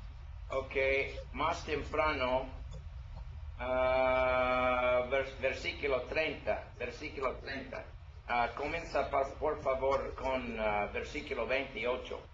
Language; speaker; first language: Spanish; non-native, learner; English